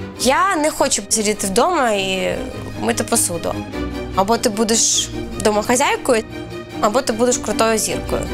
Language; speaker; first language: Ukrainian; native; Ukrainian